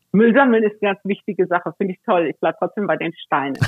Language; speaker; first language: German; native; German